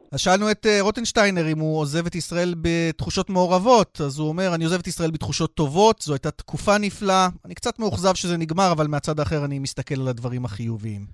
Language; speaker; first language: Hebrew; native; Hebrew